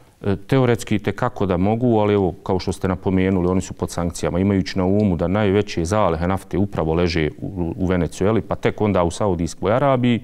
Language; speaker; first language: Serbian; native; Serbian